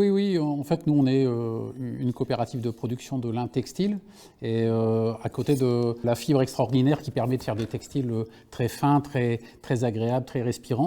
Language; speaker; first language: French; native; French